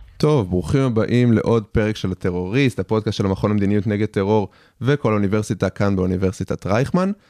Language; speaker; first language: Hebrew; native; Hebrew